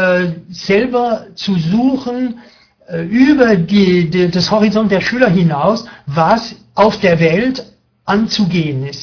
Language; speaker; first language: German; non-native, fluent; French